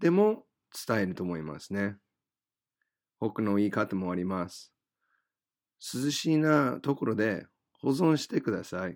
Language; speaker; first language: Japanese; non-native, fluent; English